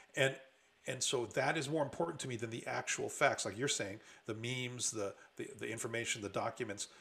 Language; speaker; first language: English; native; English